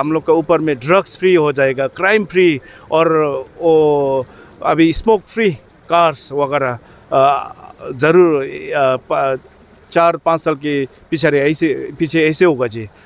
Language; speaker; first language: Hindi; non-native, fluent; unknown